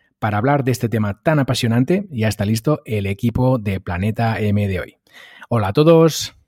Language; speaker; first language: Spanish; non-native, local second language; Catalan